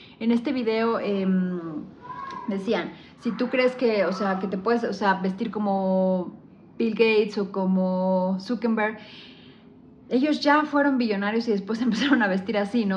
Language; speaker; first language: Spanish; native; Spanish